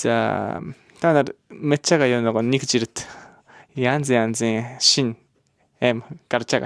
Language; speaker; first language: Mongolian; non-native, learner; Japanese